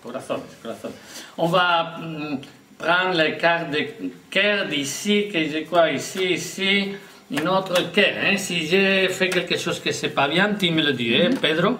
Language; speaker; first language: French; non-native, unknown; Spanish